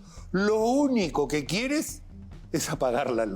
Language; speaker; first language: Spanish; native; Spanish